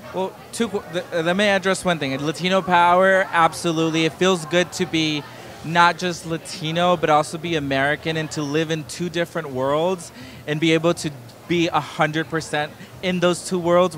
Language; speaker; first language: English; early bilingual, other home language; Spanish